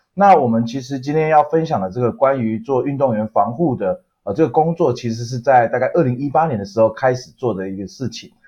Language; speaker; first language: Chinese; native; Chinese